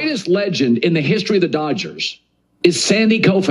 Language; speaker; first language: English; native; English